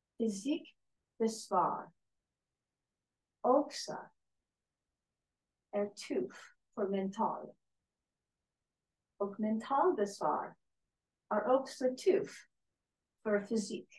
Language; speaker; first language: Swedish; non-native, learner; English